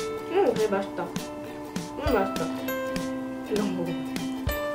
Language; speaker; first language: Korean; non-native, learner; Indonesian